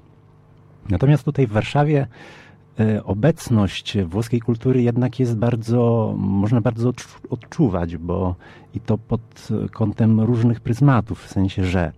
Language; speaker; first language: Polish; early bilingual, heritage; Polish